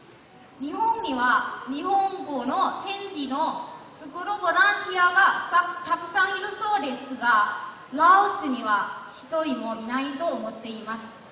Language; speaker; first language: Japanese; non-native, learner; Lao